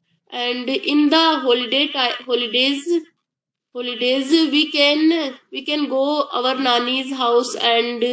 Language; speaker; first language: English; non-native, learner; Hindi